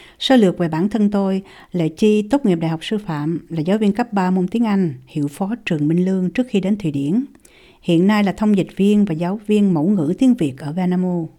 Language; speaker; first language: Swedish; non-native, fluent; Vietnamese